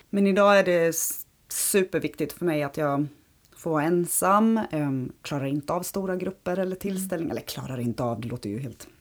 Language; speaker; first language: Swedish; early bilingual, other home language; Romanian